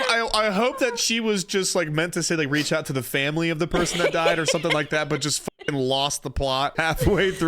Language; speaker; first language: English; native; English